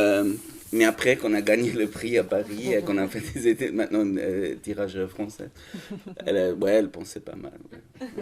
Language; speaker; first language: French; non-native, learner; German